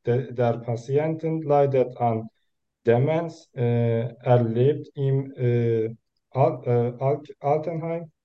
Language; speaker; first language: German; non-native, learner; Turkish